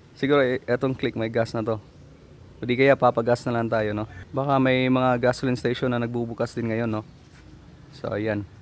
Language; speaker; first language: Filipino; non-native, local second language; Cebuano